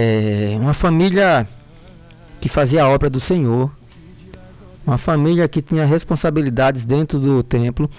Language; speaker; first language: Portuguese; native; Portuguese